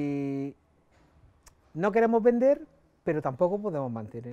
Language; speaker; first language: Spanish; native; Spanish